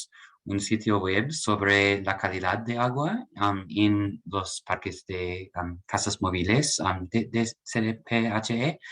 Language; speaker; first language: Spanish; non-native, learner; English